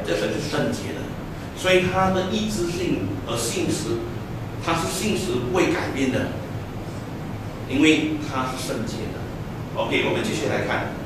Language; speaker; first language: Chinese; native; Chinese